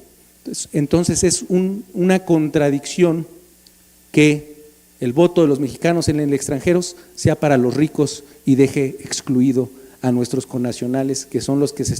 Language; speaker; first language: Spanish; native; Spanish